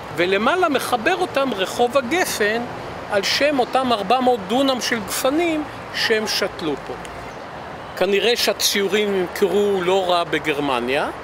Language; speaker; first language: Hebrew; native; Hebrew